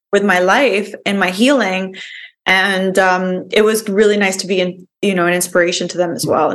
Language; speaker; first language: English; early bilingual, other home language; Spanish